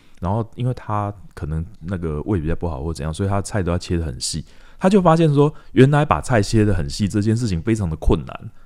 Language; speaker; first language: Chinese; native; Chinese